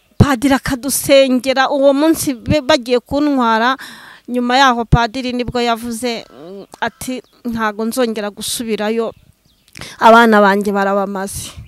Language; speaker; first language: Kinyarwanda; native; Kinyarwanda